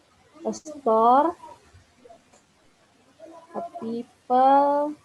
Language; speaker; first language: English; non-native, learner; Indonesian